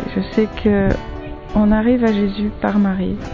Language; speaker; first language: French; native; French